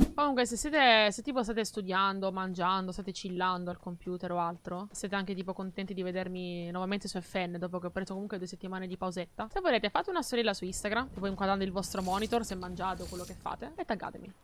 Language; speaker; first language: Italian; native; Italian